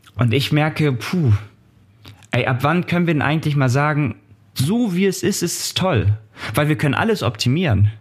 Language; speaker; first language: German; native; German